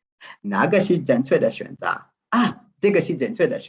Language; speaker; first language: Chinese; non-native, fluent; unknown